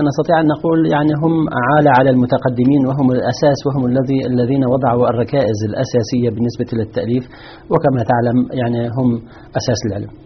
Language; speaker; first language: Arabic; native; Arabic